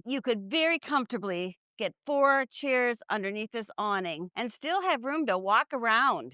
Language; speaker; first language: English; native; English